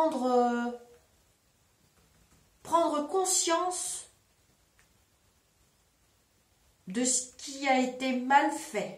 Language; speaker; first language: French; native; French